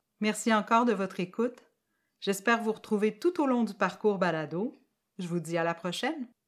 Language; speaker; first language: French; native; French